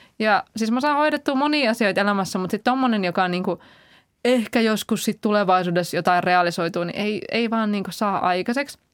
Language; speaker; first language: Finnish; native; Finnish